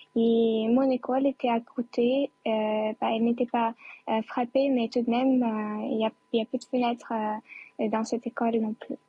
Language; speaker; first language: French; non-native, fluent; Ukrainian